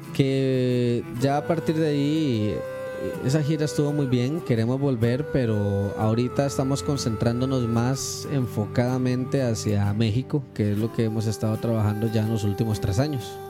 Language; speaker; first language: Spanish; native; Spanish